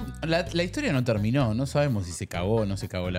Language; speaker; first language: Spanish; native; Spanish